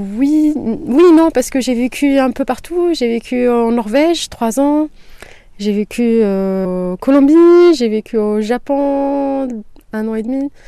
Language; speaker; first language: French; non-native, local second language; Kabyle